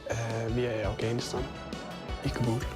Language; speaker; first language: Danish; non-native, fluent; Persian